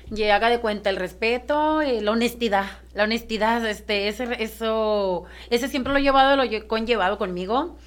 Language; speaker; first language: Spanish; native; Spanish